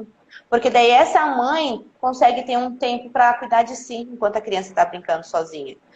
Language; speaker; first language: Portuguese; native; Portuguese